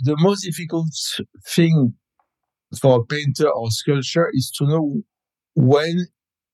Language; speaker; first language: English; non-native, fluent; French